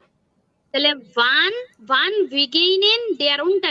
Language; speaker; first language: German; non-native, learner; Bangla